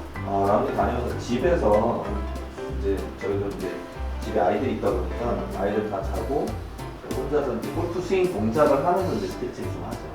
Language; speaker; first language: Korean; native; Korean